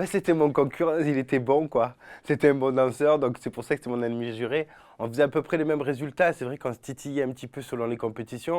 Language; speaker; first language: French; native; French